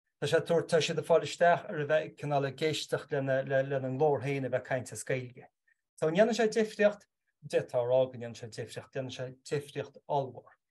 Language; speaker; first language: Irish; native; Irish